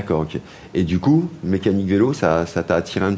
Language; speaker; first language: French; native; French